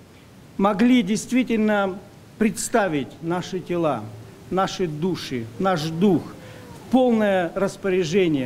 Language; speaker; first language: Russian; native; Russian